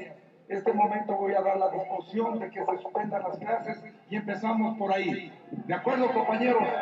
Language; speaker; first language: Spanish; native; Spanish